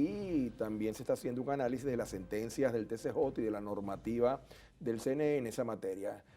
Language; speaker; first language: Spanish; native; Spanish